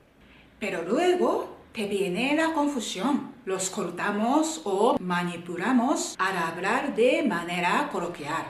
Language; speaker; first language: Spanish; non-native, fluent; Japanese